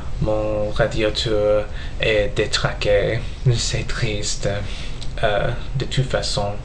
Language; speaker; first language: French; non-native, learner; English